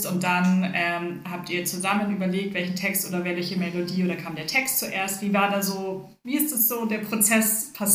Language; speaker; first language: German; native; German